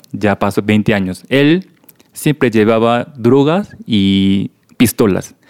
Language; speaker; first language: Spanish; non-native, learner; Korean